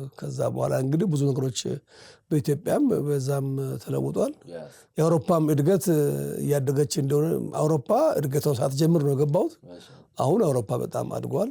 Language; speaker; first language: Amharic; native; Amharic